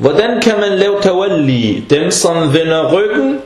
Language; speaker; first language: Danish; non-native, fluent; Arabic